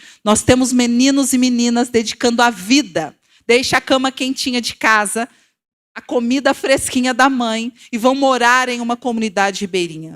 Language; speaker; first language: Portuguese; native; Portuguese